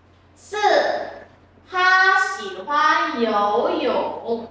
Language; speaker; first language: Chinese; non-native, fluent; Vietnamese